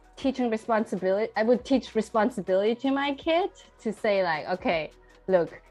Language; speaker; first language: English; early bilingual, heritage; Chinese